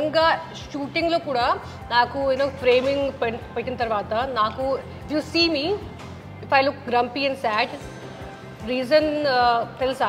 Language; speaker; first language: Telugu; non-native, learner; Hindi